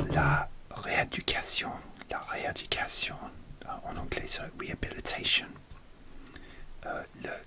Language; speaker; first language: French; non-native, learner; English